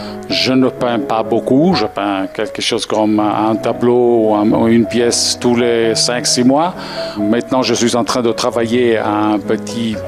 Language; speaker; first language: French; non-native, fluent; Italian